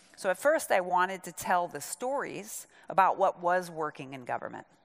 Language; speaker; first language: English; native; English